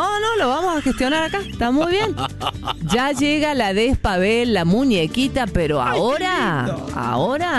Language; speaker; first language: Spanish; native; Spanish